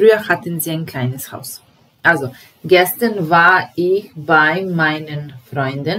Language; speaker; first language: German; non-native, fluent; Serbian